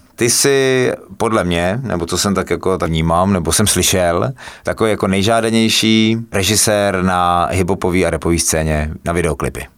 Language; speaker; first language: Czech; native; Czech